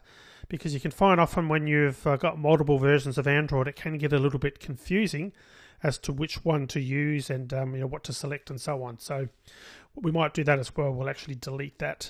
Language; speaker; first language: English; native; English